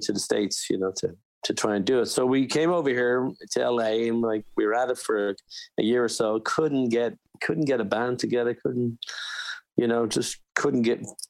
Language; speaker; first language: English; native; English